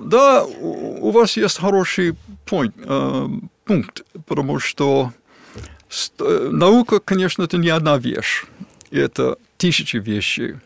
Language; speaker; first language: Russian; non-native, fluent; English